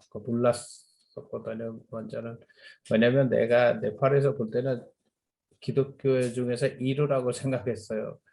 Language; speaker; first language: Korean; non-native, fluent; Nepali